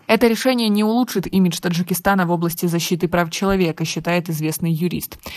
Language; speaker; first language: Russian; non-native, local second language; Tajik